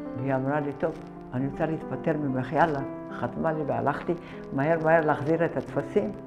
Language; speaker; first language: Hebrew; early bilingual, other home language; Arabic